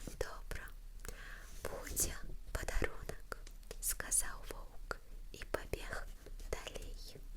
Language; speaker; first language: Belarusian; non-native, local second language; Russian